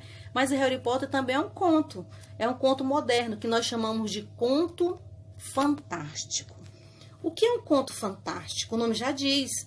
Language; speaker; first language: Portuguese; native; Portuguese